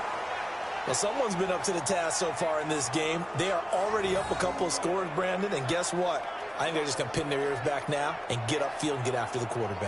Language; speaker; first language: English; native; English